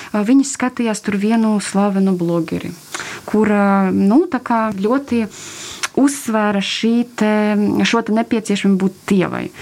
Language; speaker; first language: Latvian; non-native, local second language; Russian